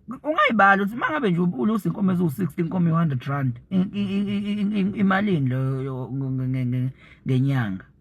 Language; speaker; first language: Zulu; native; Zulu